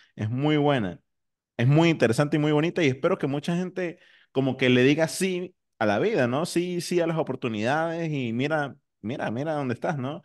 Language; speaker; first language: Spanish; native; Spanish